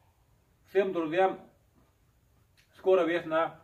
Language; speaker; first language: Russian; non-native, local second language; Uzbek